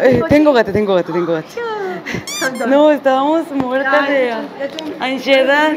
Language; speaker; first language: Spanish; non-native, fluent; Korean